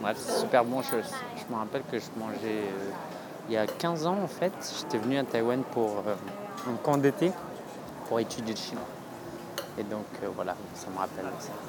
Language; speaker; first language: French; native; French